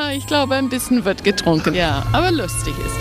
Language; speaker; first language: German; non-native, fluent; English